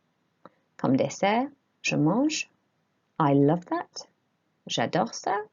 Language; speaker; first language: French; non-native, fluent; English